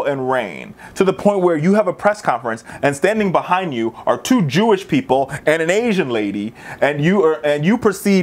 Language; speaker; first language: English; native; English